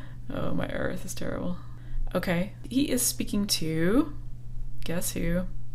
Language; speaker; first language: English; native; English